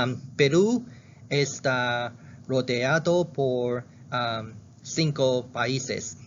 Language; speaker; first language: Spanish; non-native, learner; Chinese